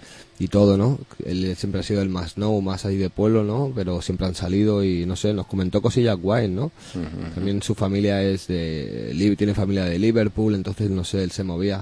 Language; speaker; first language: Spanish; native; Spanish